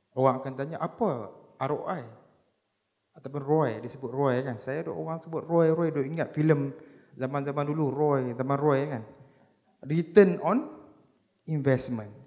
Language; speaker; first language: Malay; native; Malay